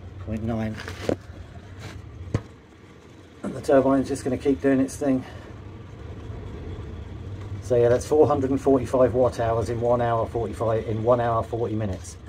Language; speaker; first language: English; native; English